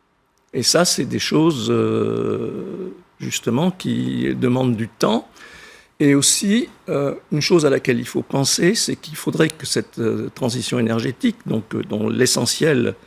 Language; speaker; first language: French; native; French